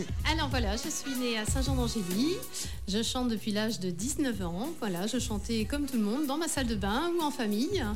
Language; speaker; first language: French; native; French